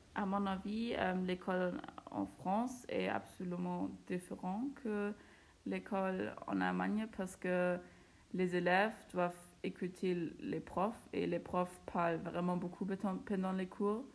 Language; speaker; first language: French; non-native, learner; German